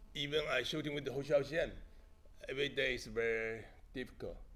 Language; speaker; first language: English; non-native, learner; Chinese